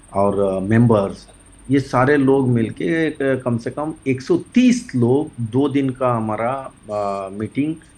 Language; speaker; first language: Hindi; non-native, local second language; Kannada